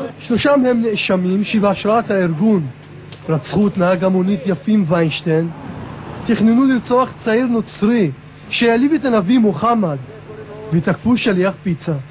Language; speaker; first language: Hebrew; non-native, local second language; Arabic